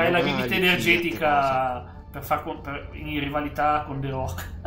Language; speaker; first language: Italian; native; Italian